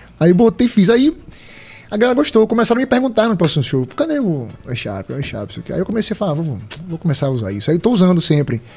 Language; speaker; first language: Portuguese; native; Portuguese